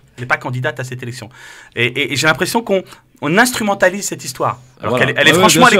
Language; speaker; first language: French; native; French